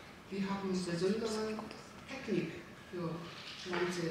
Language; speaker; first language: German; non-native, learner; Korean